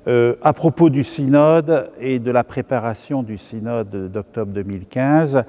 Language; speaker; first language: French; native; French